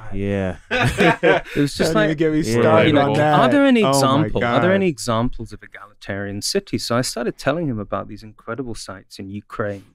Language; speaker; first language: English; native; English